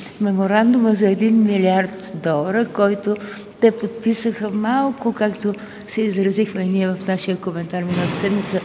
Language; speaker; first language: Bulgarian; native; Bulgarian